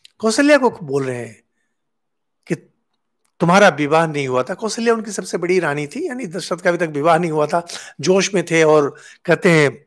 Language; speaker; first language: Hindi; non-native, local second language; Bangla